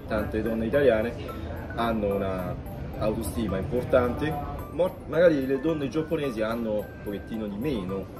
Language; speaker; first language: Italian; non-native, fluent; Japanese